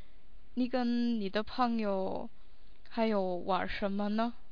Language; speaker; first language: Chinese; non-native, fluent; English